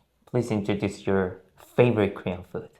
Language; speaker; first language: English; non-native, fluent; Korean